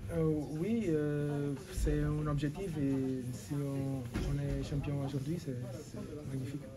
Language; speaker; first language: French; non-native, learner; Portuguese